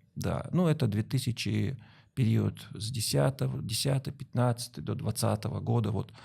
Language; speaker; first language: Russian; native; Russian